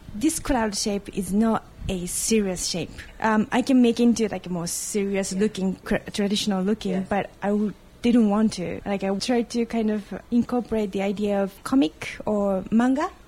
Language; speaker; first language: English; non-native, fluent; Japanese